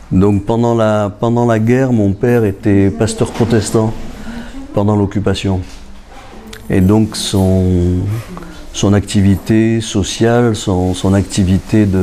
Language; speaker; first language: French; native; French